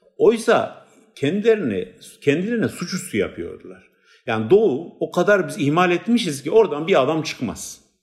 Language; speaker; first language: Turkish; non-native, local second language; Kurdish